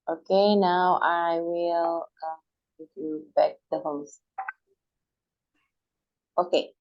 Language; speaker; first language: English; non-native, fluent; Indonesian